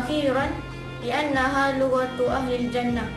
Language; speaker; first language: Arabic; non-native, learner; Malay